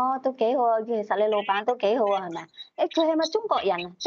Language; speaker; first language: Cantonese; native; Cantonese